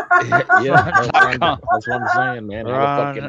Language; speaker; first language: English; native; English